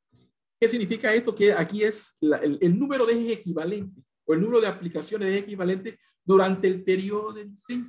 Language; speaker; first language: Spanish; native; Spanish